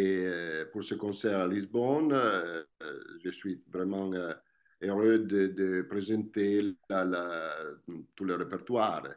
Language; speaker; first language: French; non-native, fluent; Italian